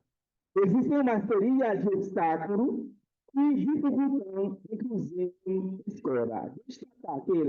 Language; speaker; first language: Portuguese; non-native, fluent; Haitian Creole